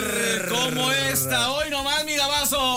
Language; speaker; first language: Spanish; native; Spanish